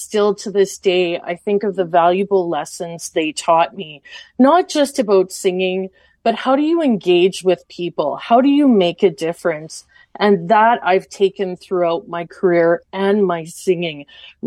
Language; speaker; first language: English; native; English